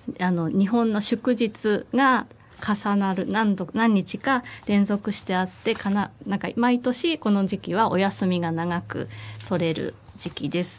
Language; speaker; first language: Japanese; native; Japanese